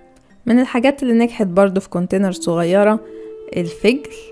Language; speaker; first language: Arabic; native; Arabic